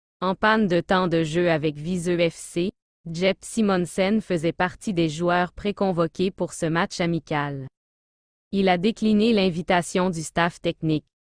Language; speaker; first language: French; non-native, local second language; Haitian Creole